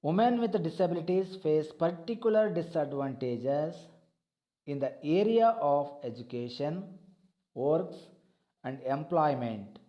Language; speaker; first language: English; non-native, local second language; Kannada